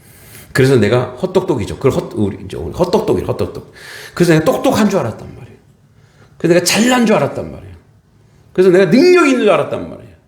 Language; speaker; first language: Korean; native; Korean